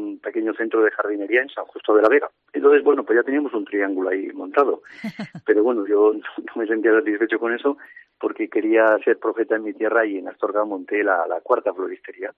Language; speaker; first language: Spanish; native; Spanish